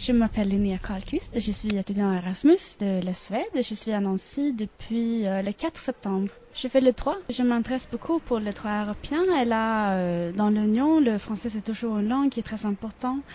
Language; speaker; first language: French; non-native, fluent; Swedish